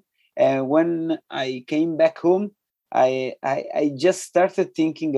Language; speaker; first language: English; non-native, fluent; Italian